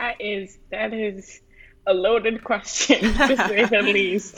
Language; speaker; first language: English; early bilingual, other home language; Spanish